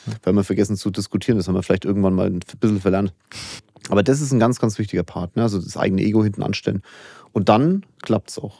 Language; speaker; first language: German; native; German